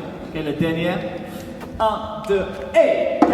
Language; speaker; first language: French; non-native, learner; English